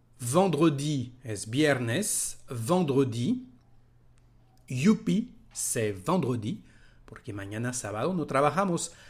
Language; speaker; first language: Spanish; non-native, fluent; French